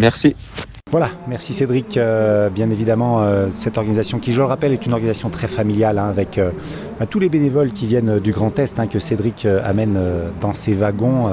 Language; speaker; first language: French; native; French